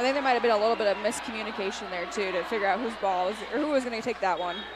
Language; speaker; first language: English; native; English